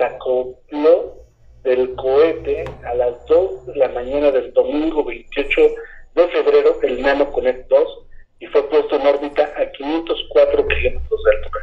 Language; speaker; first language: Spanish; native; Spanish